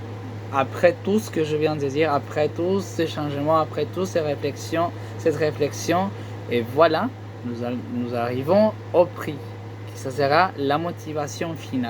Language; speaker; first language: French; non-native, learner; Spanish